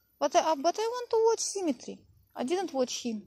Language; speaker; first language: English; non-native, learner; Russian